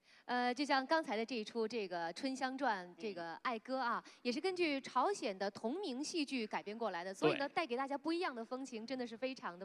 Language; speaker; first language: Chinese; native; Chinese